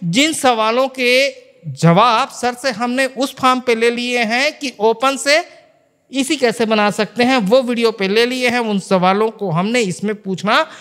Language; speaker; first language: Hindi; native; Hindi